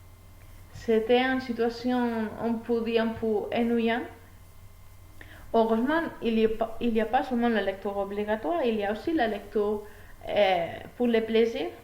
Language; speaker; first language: French; non-native, learner; Spanish